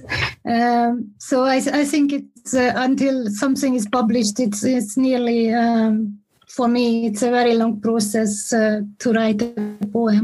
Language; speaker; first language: English; non-native, fluent; Hungarian